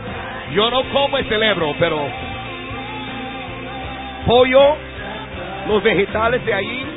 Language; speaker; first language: Spanish; non-native, fluent; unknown